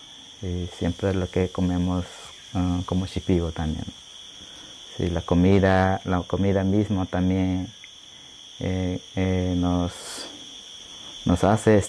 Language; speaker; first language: Spanish; non-native, local second language; Shipibo-Conibo